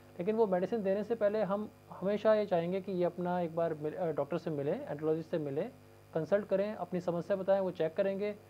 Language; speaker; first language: Hindi; native; Hindi